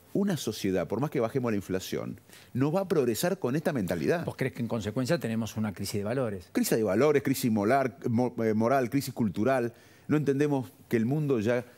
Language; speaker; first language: Spanish; native; Spanish